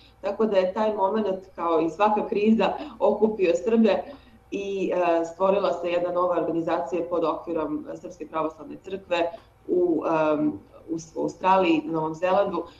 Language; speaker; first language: Serbian; native; Serbian